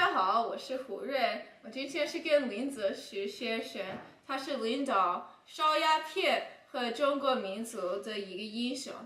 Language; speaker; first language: Chinese; non-native, learner; English